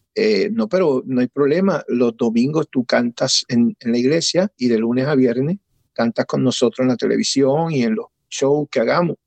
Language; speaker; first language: Spanish; early bilingual, heritage; Spanish